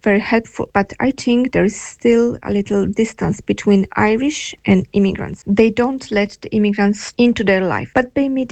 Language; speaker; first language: English; non-native, fluent; Polish